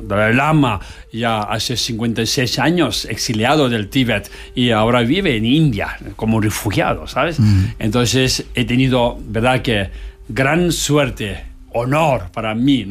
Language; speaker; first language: Spanish; non-native, learner; Tibetan